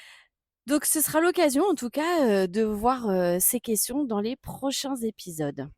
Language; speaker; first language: French; native; French